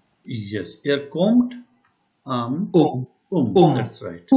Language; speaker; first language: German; non-native, learner; Hindi